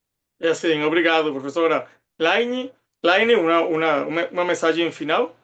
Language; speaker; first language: Portuguese; non-native, fluent; Spanish